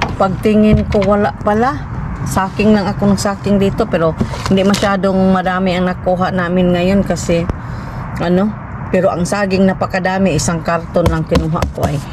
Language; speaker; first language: Filipino; non-native, local second language; Cebuano